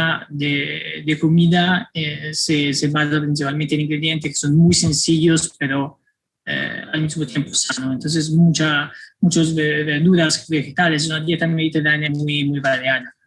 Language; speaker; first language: Spanish; non-native, fluent; Italian